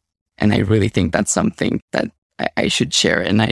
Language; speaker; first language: English; non-native, fluent; Spanish